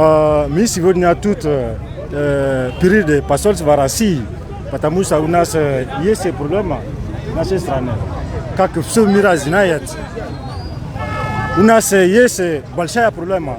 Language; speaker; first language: Russian; non-native, learner; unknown